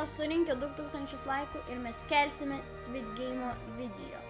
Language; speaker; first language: Lithuanian; native; Lithuanian